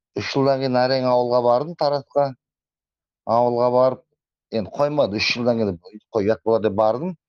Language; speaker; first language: Kazakh; native; Kazakh